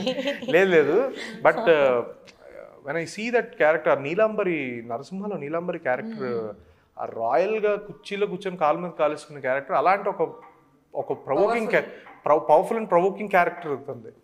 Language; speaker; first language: Telugu; native; Telugu